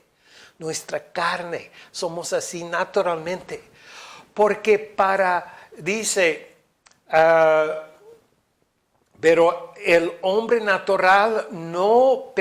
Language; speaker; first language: Spanish; non-native, fluent; English